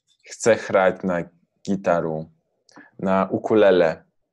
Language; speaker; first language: Czech; non-native, learner; Polish